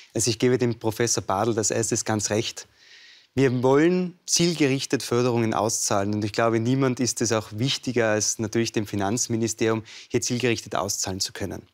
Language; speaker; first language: German; native; German